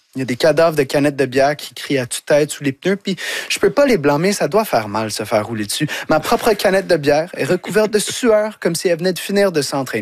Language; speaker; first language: French; native; French